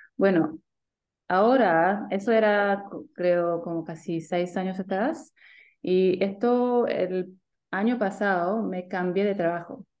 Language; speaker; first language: Spanish; early bilingual, heritage; Spanish